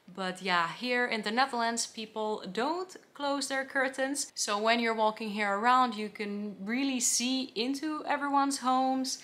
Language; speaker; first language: English; non-native, fluent; Finnish